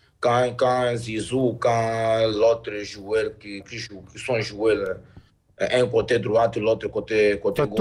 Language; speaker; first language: French; non-native, learner; Portuguese